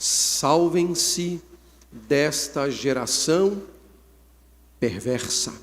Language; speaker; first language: Portuguese; native; Portuguese